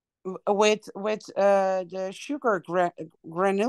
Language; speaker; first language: English; non-native, learner; Dutch